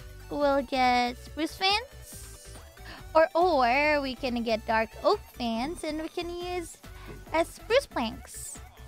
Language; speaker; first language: English; non-native, fluent; Indonesian